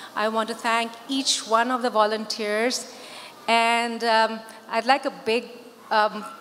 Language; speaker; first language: English; non-native, local second language; Urdu